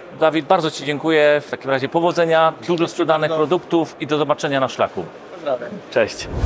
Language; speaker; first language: Polish; native; Polish